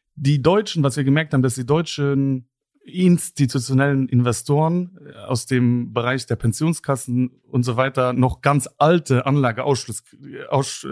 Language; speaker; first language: German; non-native, local second language; Luxembourgish